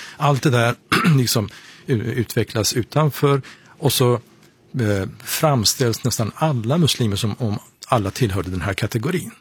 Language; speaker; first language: Swedish; non-native, fluent; Persian